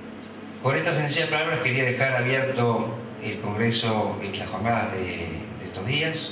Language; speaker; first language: Spanish; native; Spanish